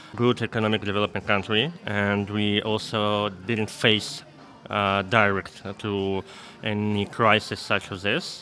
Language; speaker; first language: English; non-native, fluent; Romanian